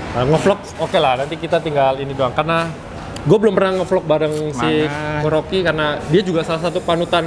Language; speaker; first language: Indonesian; native; Indonesian